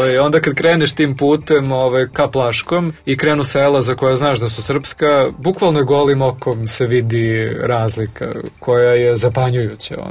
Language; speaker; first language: Serbian; native; Serbian